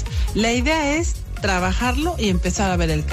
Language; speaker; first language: Spanish; native; Spanish